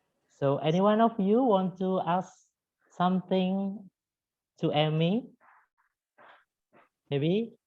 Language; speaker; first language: English; non-native, fluent; Indonesian